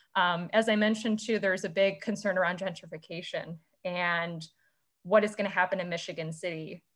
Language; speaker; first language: English; native; English